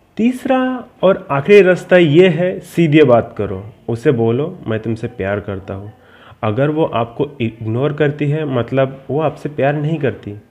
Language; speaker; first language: Hindi; native; Hindi